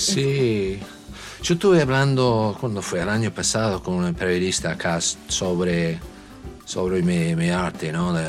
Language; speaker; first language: Spanish; non-native, learner; English